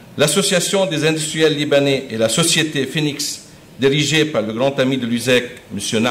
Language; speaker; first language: French; non-native, local second language; Arabic